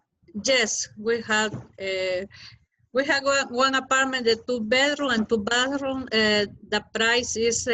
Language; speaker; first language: English; non-native, learner; Spanish